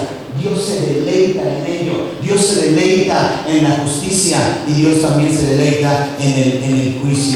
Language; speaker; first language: Spanish; native; Spanish